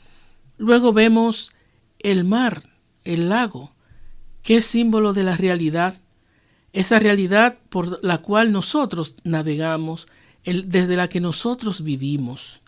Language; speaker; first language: Spanish; native; Spanish